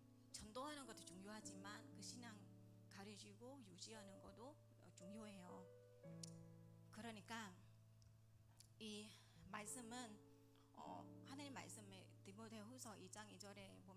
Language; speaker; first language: Korean; non-native, learner; Vietnamese